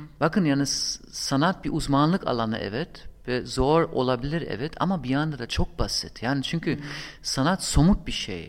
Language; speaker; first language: Turkish; non-native, fluent; German